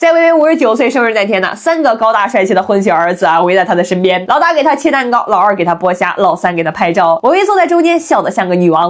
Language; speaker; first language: Chinese; native; Chinese